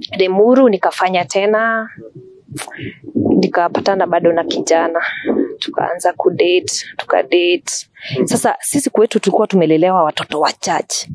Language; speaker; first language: Swahili; non-native, local second language; Kikuyu